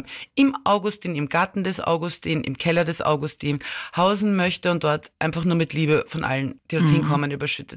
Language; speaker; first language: German; native; German